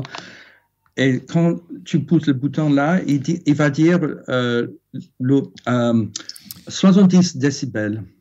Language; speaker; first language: French; non-native, fluent; English